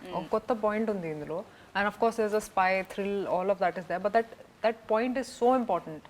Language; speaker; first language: Telugu; non-native, fluent; Hindi